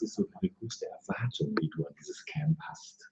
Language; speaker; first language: German; native; German